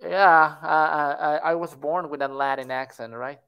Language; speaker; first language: English; non-native, fluent; Spanish